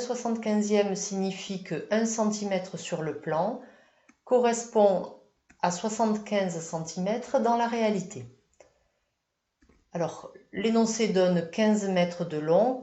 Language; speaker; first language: French; native; French